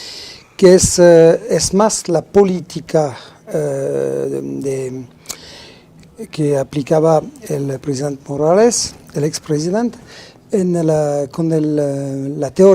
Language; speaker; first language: Spanish; non-native, fluent; French